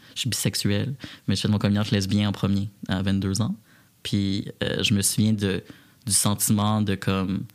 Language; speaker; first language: French; native; French